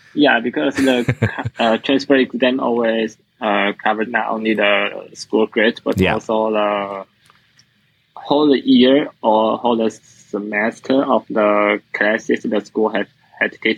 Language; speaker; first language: English; non-native, learner; Chinese